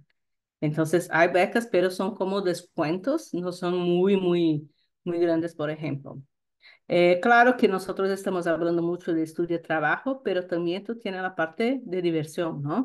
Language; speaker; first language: Spanish; non-native, fluent; Portuguese